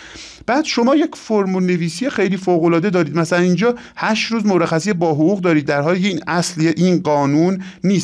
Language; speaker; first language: Persian; native; Persian